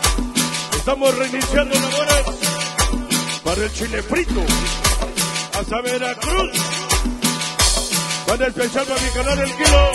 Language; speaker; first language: Spanish; native; Spanish